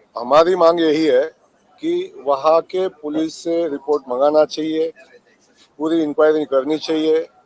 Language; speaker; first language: Hindi; non-native, local second language; Marathi